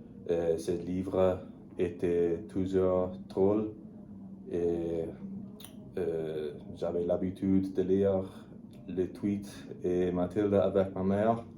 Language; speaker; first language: French; non-native, learner; English